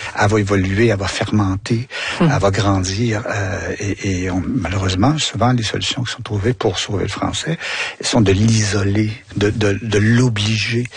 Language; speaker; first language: French; native; French